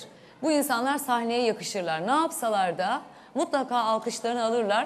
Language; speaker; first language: Turkish; native; Turkish